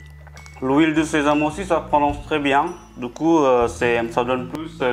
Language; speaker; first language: French; non-native, fluent; Indonesian